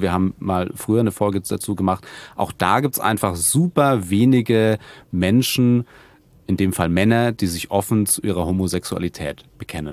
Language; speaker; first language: German; native; German